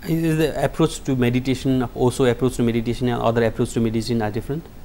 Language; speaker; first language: English; non-native, local second language; Nepali